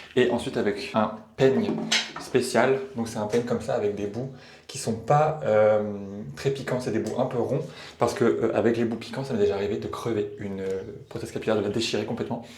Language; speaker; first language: French; native; French